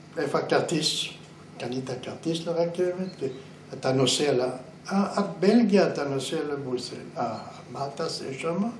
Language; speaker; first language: Hebrew; non-native, fluent; German